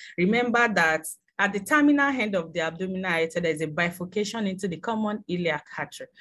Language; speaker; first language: English; non-native, local second language; Yoruba